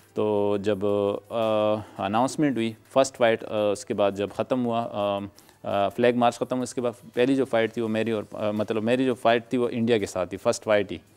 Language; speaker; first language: Urdu; non-native, local second language; Pashto